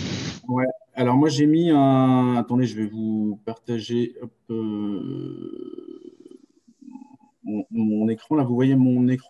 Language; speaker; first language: French; native; French